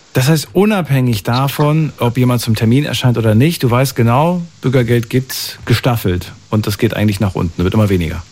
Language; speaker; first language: German; native; German